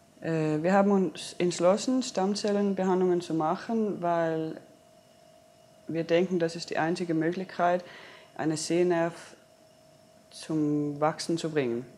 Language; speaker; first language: German; non-native, fluent; Danish